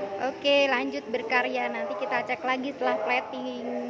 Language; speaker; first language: Indonesian; native; Indonesian